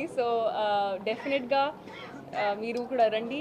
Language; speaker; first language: Telugu; non-native, local second language; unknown